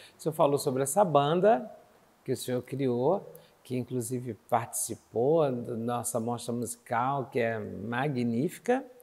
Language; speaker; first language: Portuguese; native; Portuguese